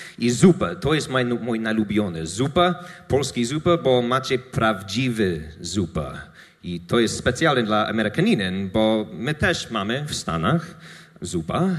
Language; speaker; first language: Polish; non-native, learner; English